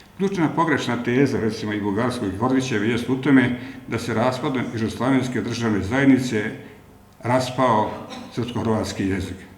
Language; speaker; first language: Bosnian; native; Bosnian